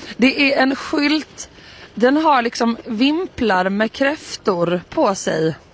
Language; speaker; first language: Swedish; native; Swedish